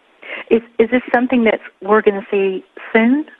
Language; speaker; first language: English; native; English